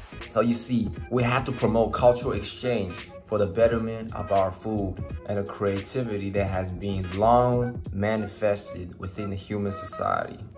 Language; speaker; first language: English; non-native, fluent; Chinese